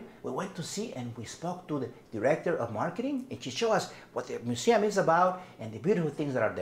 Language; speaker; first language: English; non-native, fluent; Spanish